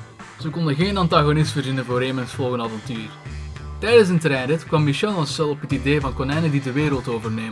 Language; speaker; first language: Dutch; native; Dutch